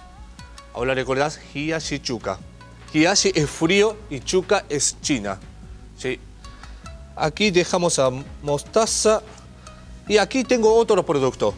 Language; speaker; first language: Spanish; non-native, learner; Japanese